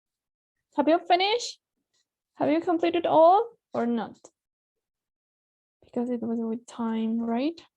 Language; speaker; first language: English; non-native, fluent; Spanish